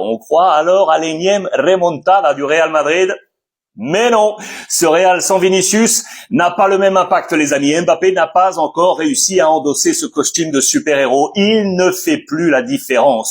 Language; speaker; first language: French; native; French